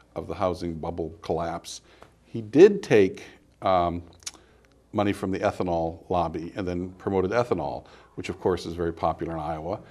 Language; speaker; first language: English; native; English